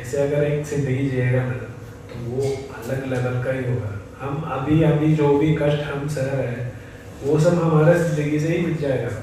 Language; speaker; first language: Hindi; non-native, fluent; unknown